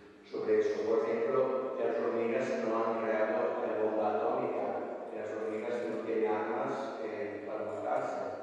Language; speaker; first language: Spanish; non-native, fluent; Italian